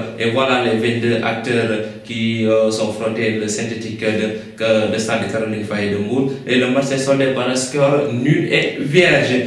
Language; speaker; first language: French; non-native, local second language; Wolof